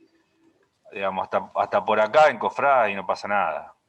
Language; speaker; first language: Spanish; native; Spanish